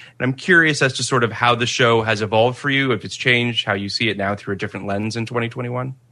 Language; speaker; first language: English; native; English